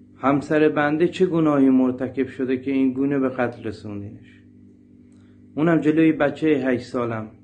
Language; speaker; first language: Persian; non-native, local second language; Baluchi